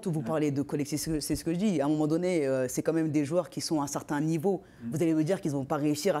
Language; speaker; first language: French; native; French